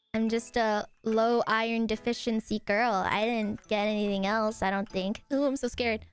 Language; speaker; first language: English; native; English